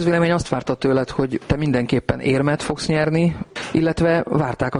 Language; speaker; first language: Hungarian; native; Hungarian